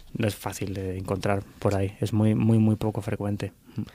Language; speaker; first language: Spanish; native; Spanish